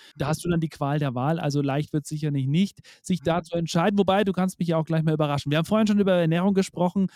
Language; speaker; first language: German; native; German